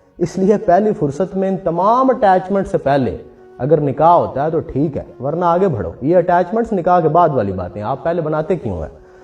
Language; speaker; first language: Urdu; non-native, local second language; Punjabi